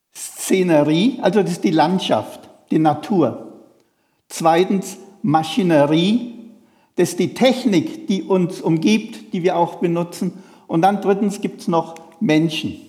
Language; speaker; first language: German; native; German